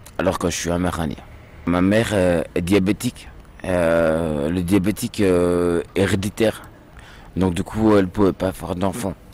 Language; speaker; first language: French; early bilingual, other home language; Portuguese